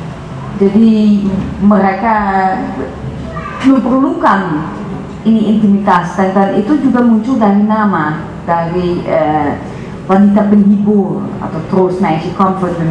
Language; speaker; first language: Indonesian; non-native, fluent; Dutch